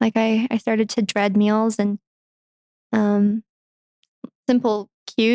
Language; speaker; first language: English; native; English